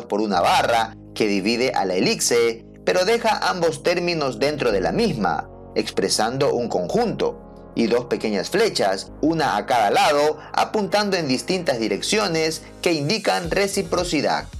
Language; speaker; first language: Spanish; native; Spanish